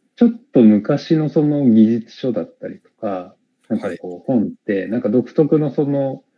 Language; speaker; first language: Japanese; native; Japanese